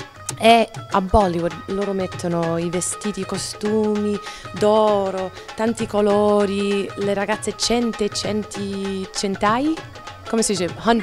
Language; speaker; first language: Italian; non-native, learner; English